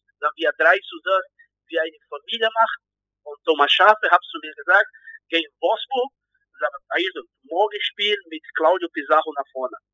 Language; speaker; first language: German; non-native, learner; Portuguese